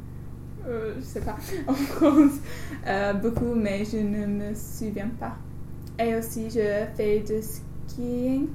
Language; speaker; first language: French; non-native, learner; English